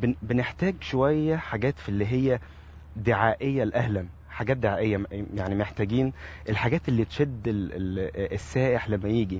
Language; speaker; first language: Arabic; native; Arabic